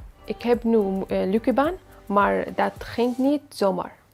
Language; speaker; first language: Dutch; non-native, learner; Arabic